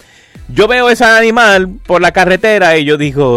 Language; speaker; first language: Spanish; native; Spanish